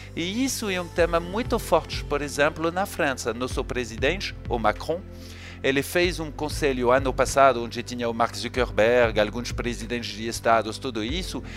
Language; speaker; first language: Portuguese; non-native, fluent; French